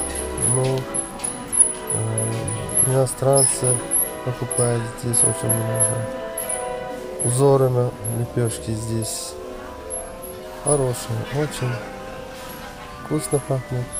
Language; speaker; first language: Russian; non-native, local second language; Uzbek